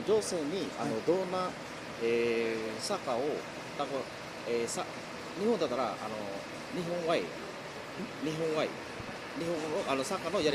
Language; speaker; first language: Japanese; non-native, learner; Indonesian